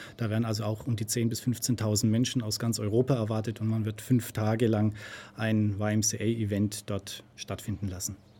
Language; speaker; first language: German; native; German